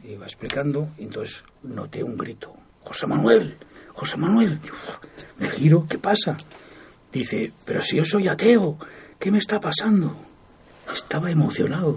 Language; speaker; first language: Spanish; native; Spanish